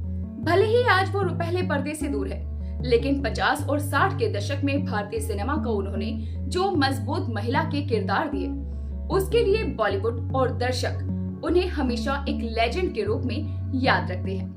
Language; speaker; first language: Hindi; native; Hindi